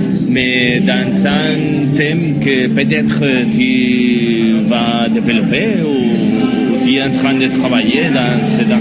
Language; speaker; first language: French; non-native, learner; Spanish